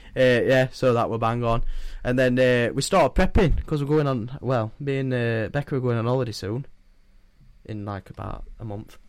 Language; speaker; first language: English; native; English